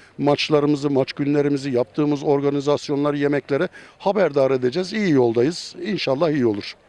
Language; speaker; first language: Turkish; native; Turkish